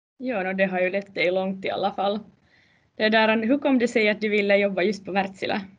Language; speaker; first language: Swedish; native; Swedish